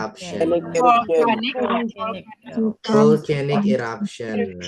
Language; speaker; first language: English; non-native, fluent; Indonesian